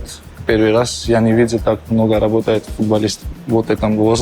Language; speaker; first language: Russian; non-native, learner; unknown